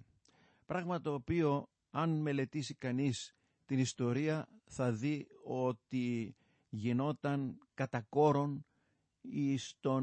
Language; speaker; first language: Greek; native; Greek